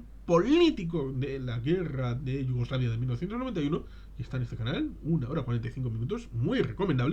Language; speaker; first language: Spanish; native; Spanish